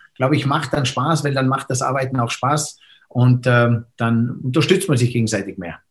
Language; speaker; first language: German; native; German